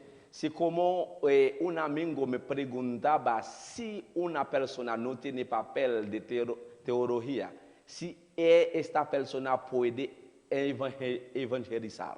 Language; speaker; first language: Spanish; non-native, learner; Haitian Creole